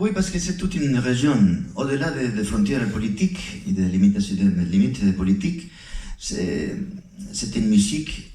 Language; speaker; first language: French; non-native, fluent; Spanish